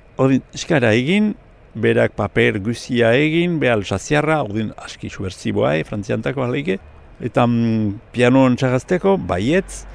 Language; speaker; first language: Basque; native; Basque